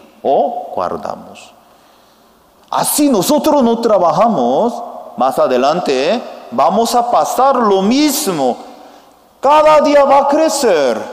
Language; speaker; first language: Spanish; non-native, learner; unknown